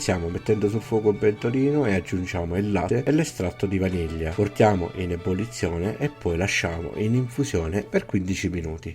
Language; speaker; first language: Italian; native; Italian